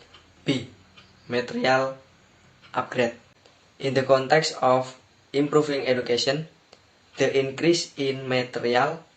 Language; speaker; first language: English; non-native, learner; Indonesian